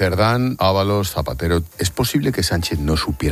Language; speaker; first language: Spanish; native; Spanish